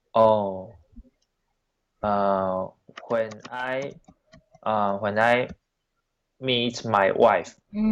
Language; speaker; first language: English; non-native, learner; Chinese